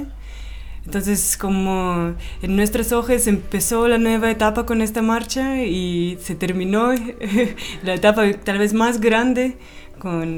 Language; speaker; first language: Spanish; non-native, fluent; Russian